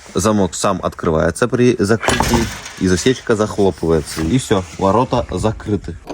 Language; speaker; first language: Russian; native; Russian